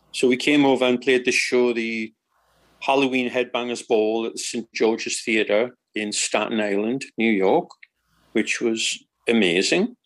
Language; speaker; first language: English; native; English